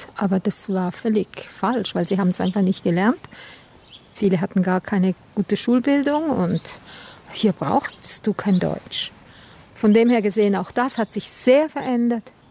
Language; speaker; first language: German; non-native, local second language; Romansh